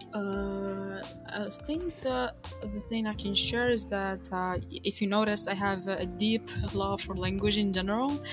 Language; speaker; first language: English; non-native, fluent; Arabic